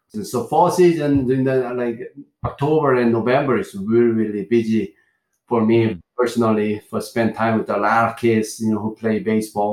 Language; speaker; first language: English; non-native, learner; Korean